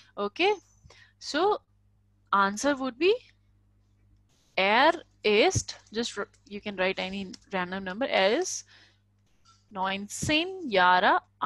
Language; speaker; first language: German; non-native, fluent; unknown